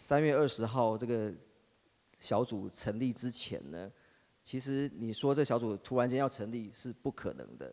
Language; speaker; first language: Chinese; native; Chinese